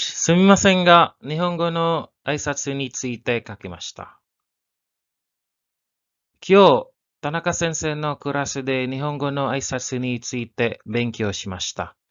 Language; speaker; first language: Japanese; non-native, learner; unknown